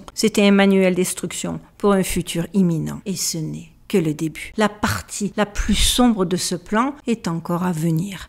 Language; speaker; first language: French; native; French